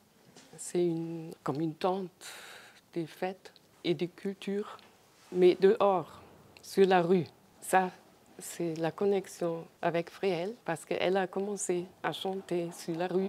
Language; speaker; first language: French; non-native, fluent; German